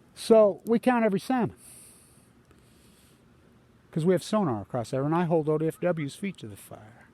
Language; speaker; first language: English; native; English